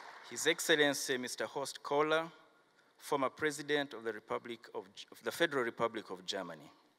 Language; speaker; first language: English; non-native, local second language; Kinyarwanda